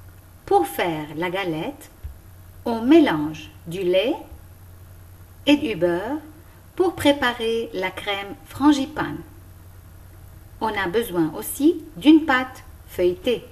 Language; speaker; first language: French; non-native, local second language; Arabic